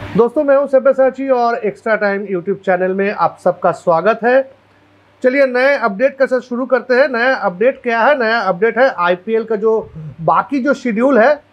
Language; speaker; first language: Hindi; non-native, local second language; Bangla